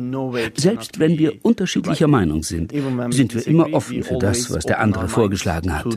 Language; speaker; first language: German; non-native, fluent; Turkish